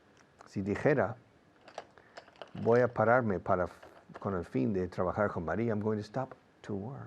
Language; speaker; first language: Spanish; non-native, fluent; English